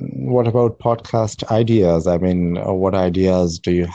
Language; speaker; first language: English; non-native, local second language; Bangla